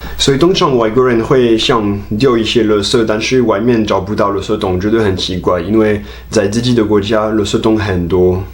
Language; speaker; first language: Chinese; non-native, fluent; French